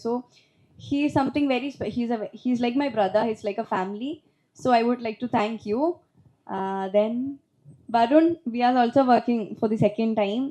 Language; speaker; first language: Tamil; non-native, learner; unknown